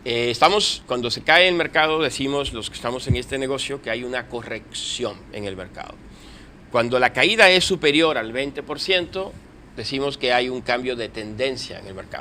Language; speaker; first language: Spanish; native; Spanish